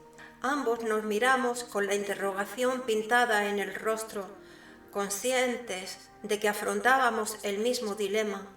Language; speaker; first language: Spanish; native; Spanish